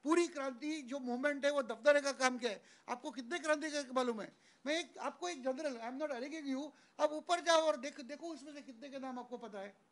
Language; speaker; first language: Hindi; non-native, local second language; Marathi